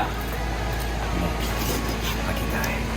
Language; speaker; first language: Japanese; non-native, fluent; English